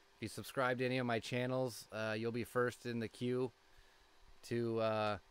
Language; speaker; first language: English; native; English